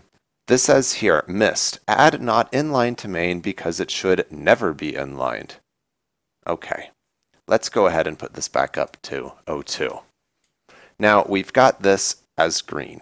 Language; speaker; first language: English; native; English